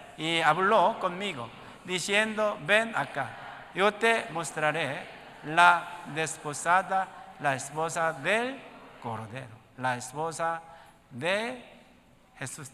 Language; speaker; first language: Spanish; non-native, learner; Korean